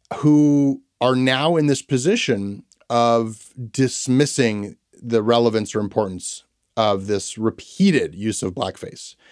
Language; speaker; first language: English; native; English